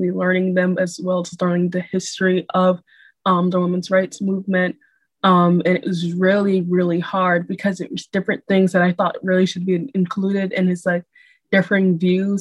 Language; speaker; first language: English; native; English